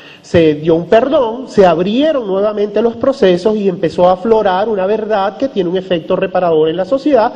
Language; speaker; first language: Spanish; native; Spanish